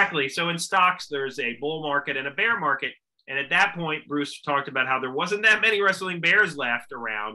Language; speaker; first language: English; native; English